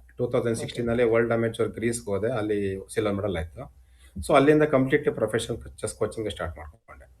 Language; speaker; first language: Kannada; native; Kannada